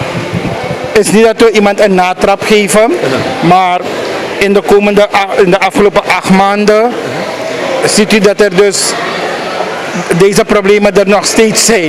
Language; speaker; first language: Dutch; native; Dutch